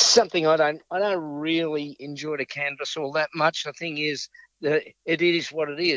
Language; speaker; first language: English; native; English